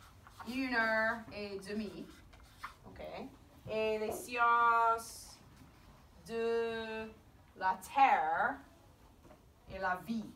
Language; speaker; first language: French; non-native, fluent; English